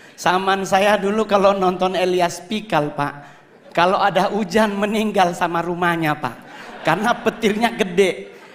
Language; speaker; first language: Indonesian; native; Indonesian